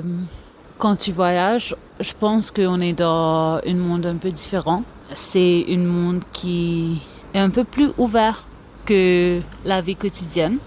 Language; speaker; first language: French; non-native, local second language; Morisyen